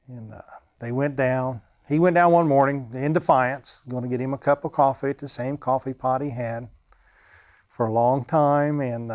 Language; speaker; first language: English; native; English